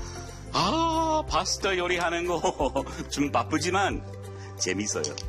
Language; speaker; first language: Korean; non-native, fluent; English